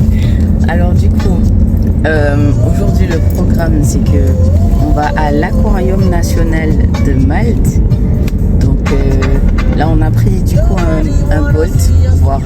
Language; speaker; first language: French; native; French